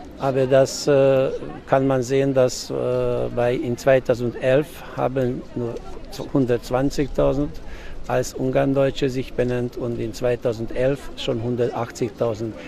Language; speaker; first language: German; non-native, local second language; Hungarian